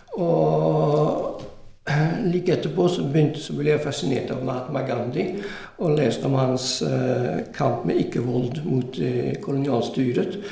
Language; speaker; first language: Norwegian; non-native, fluent; French